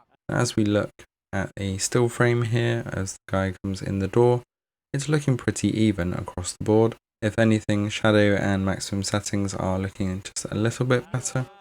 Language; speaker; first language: English; native; English